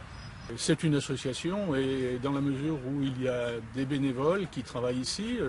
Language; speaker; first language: French; native; French